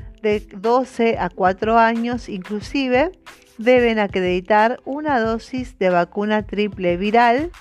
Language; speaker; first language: Spanish; native; Spanish